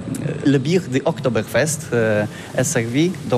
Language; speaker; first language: French; non-native, learner; Polish